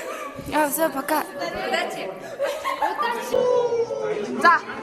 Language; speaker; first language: Russian; non-native, fluent; Mongolian